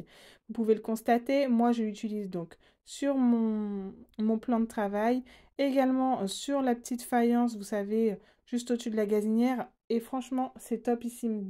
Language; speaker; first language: French; native; French